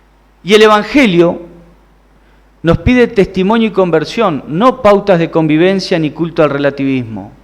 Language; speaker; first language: Spanish; native; Spanish